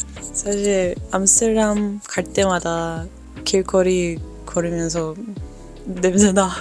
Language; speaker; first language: Korean; non-native, learner; Dutch